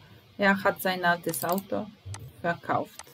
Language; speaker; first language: German; non-native, fluent; Serbian